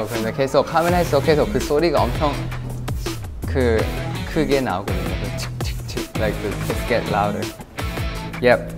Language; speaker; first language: Korean; non-native, fluent; Thai